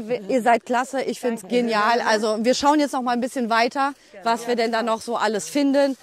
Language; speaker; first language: German; native; German